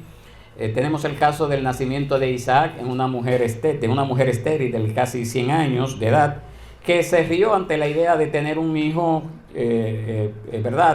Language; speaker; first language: Spanish; native; Spanish